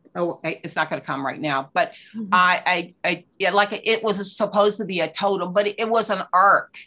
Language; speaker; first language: English; native; English